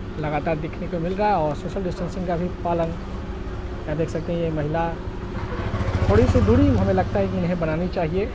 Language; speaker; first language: Hindi; native; Hindi